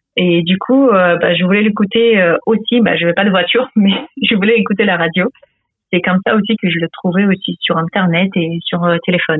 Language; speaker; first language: French; non-native, fluent; Ukrainian